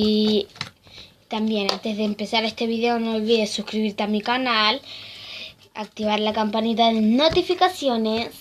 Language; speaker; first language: Spanish; native; Spanish